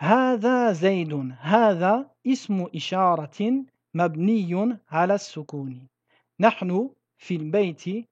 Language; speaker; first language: Arabic; non-native, fluent; French